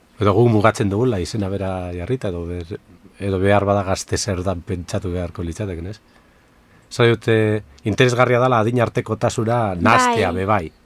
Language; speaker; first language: Basque; native; Basque